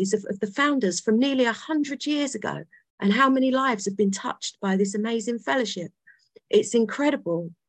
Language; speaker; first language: English; native; English